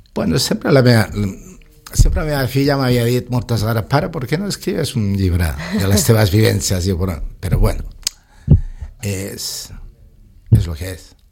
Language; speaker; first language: Catalan; non-native, local second language; Spanish